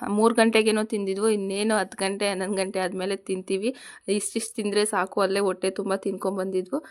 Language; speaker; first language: Kannada; non-native, local second language; Lambadi